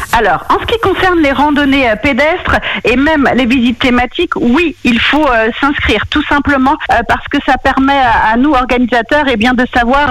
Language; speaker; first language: French; native; French